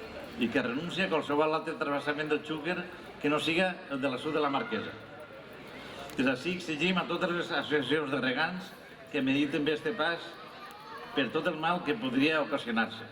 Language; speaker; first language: Catalan; native; Catalan